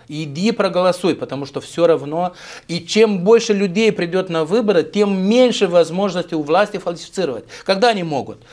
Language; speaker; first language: Russian; native; Russian